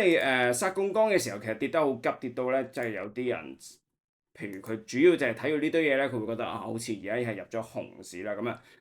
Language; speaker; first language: Cantonese; native; Cantonese